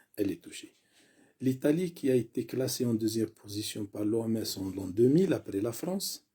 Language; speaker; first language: French; non-native, local second language; Arabic